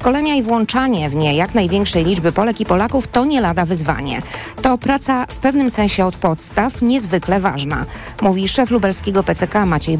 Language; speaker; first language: Polish; native; Polish